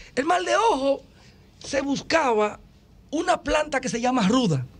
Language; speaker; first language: Spanish; native; Spanish